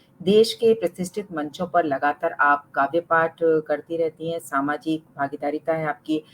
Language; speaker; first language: Hindi; native; Hindi